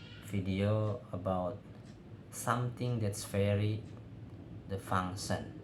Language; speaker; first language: English; non-native, learner; Indonesian